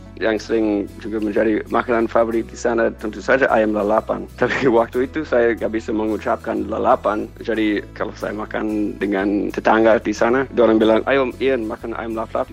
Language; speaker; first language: Indonesian; non-native, fluent; English